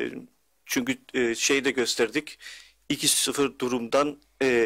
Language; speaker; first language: Turkish; early bilingual, heritage; Turkish